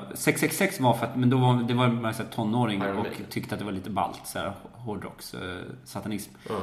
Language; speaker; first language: Swedish; native; Swedish